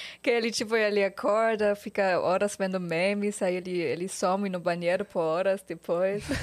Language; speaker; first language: Portuguese; non-native, fluent; German